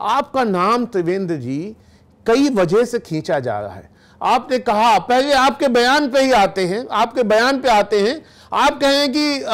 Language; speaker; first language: Hindi; native; Hindi